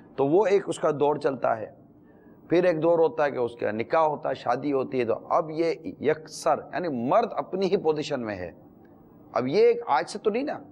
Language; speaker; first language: Urdu; native; Urdu